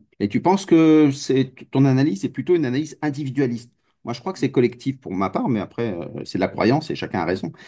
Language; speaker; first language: French; native; French